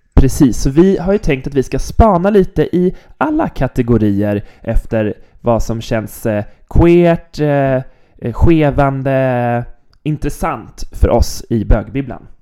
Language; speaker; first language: Swedish; native; Swedish